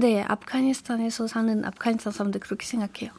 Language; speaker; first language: Korean; non-native, learner; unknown